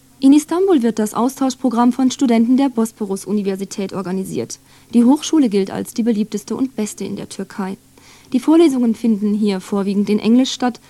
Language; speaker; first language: German; native; German